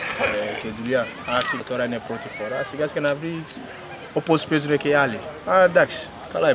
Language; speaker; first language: Greek; non-native, learner; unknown